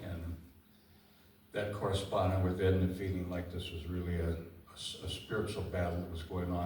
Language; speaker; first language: English; native; English